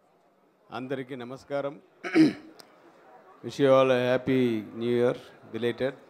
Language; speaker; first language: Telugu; non-native, fluent; Tamil